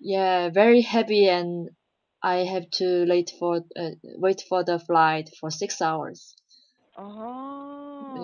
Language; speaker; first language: English; non-native, learner; Chinese